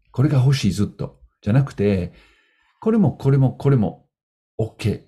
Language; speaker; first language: Japanese; non-native, fluent; English